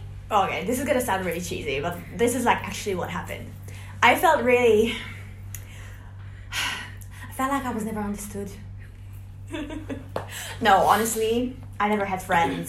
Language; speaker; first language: English; non-native, fluent; Hungarian